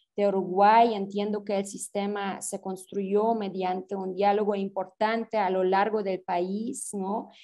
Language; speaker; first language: Spanish; non-native, fluent; German